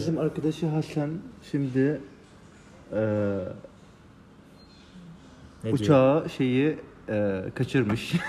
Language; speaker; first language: Turkish; non-native, learner; Arabic